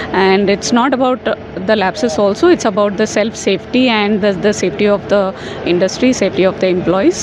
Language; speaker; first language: English; non-native, local second language; Telugu